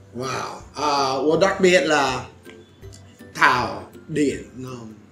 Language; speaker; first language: Vietnamese; non-native, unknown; English